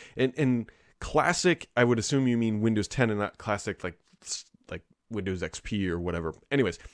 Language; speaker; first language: English; native; English